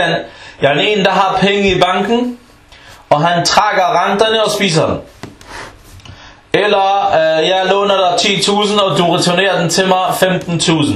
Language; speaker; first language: Danish; early bilingual, other home language; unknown